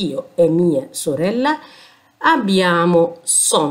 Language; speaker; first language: Italian; non-native, fluent; Arabic